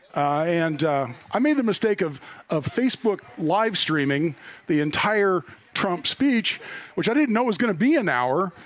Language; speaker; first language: English; native; English